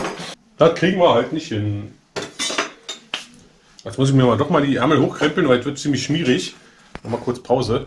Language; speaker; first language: German; native; German